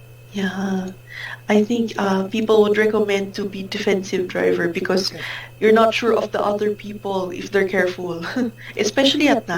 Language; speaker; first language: English; non-native, fluent; Filipino